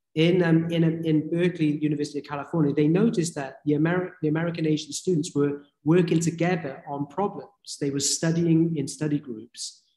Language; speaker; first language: English; native; English